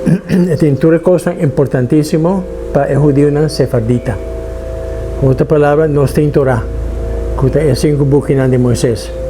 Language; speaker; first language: Portuguese; non-native, learner; Papiamento